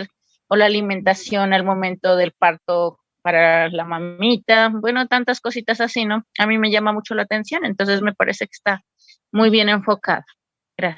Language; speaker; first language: Spanish; native; Spanish